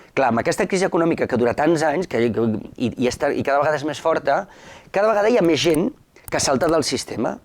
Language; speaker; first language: Catalan; native; Catalan